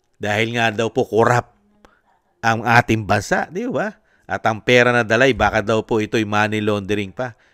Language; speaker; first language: Filipino; native; Filipino